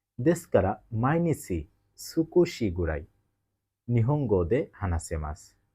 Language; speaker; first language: Japanese; non-native, learner; Bangla